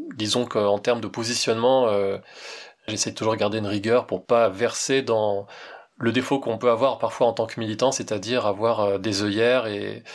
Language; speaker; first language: French; native; French